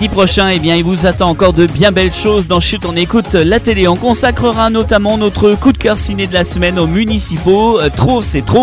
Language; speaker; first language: French; native; French